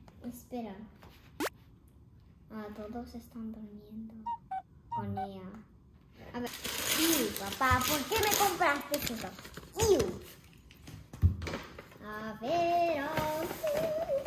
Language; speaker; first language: Spanish; early bilingual, heritage; Spanish